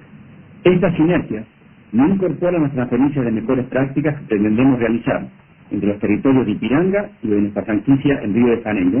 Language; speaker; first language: Spanish; native; Spanish